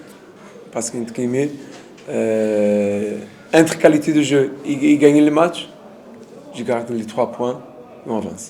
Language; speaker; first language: French; non-native, learner; Portuguese